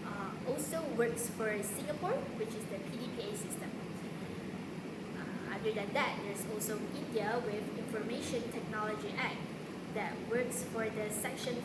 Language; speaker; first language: English; non-native, local second language; Malay